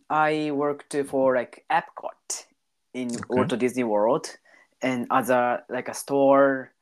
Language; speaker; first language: English; non-native, learner; Japanese